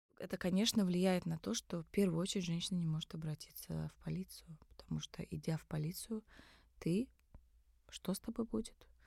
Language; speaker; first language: Russian; early bilingual, other home language; Tajik